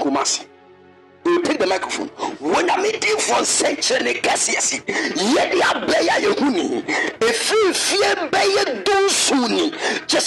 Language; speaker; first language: English; non-native, local second language; Akan